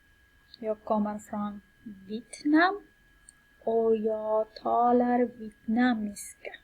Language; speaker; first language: Swedish; non-native, fluent; Persian